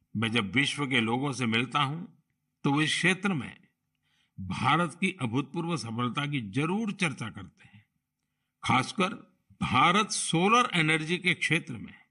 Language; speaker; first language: Hindi; non-native, local second language; Gujarati